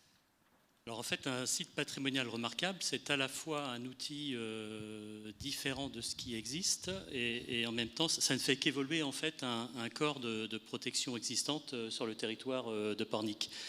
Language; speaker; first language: French; native; French